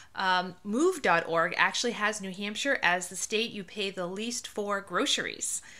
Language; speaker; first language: English; native; English